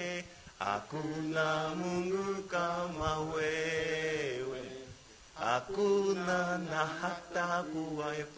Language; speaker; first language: Japanese; non-native, learner; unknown